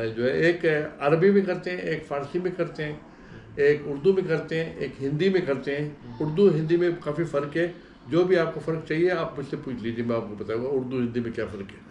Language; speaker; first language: Hindi; non-native, local second language; Arabic